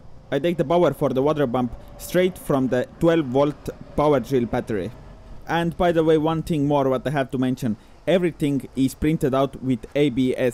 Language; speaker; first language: English; non-native, fluent; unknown